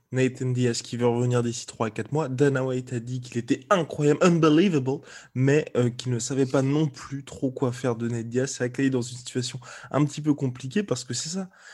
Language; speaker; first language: French; native; French